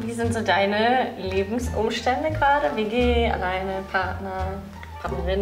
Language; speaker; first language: German; early bilingual, other home language; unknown